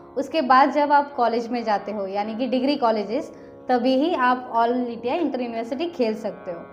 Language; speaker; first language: Hindi; non-native, local second language; Nepali